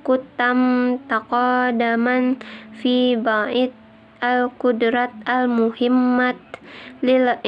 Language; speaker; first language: Arabic; non-native, learner; Indonesian